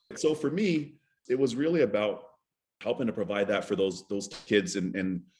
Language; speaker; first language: English; native; English